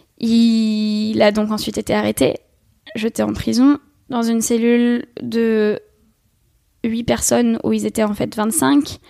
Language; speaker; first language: French; native; French